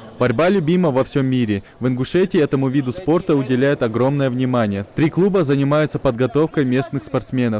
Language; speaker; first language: Russian; native; Russian